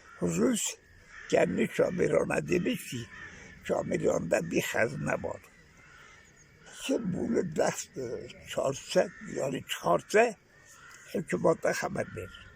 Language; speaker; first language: Turkish; non-native, local second language; Kurdish